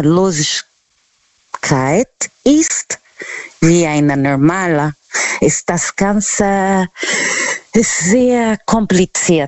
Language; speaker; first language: German; non-native, fluent; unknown